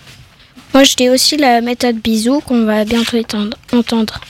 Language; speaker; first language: French; non-native, learner; German